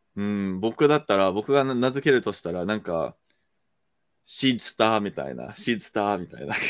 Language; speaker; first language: Japanese; non-native, fluent; English